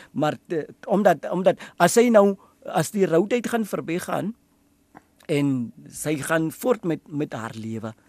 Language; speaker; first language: Afrikaans; non-native, local second language; Tswana